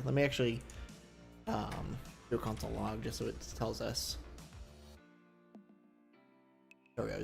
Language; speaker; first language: English; native; English